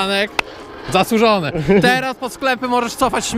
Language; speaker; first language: Polish; native; Polish